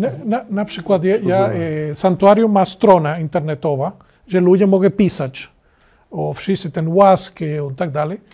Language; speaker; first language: Polish; non-native, learner; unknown